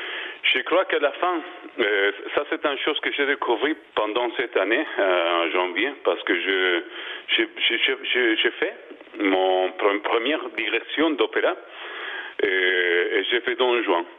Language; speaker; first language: French; non-native, learner; Spanish